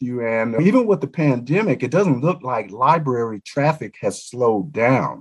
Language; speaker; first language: English; native; English